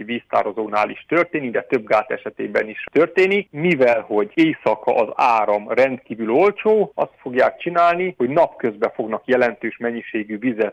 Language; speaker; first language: Hungarian; native; Hungarian